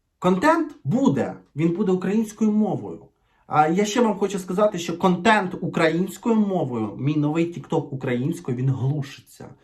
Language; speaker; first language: Ukrainian; native; Ukrainian